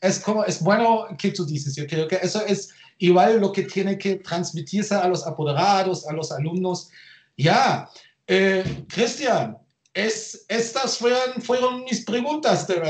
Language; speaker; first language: Spanish; non-native, fluent; German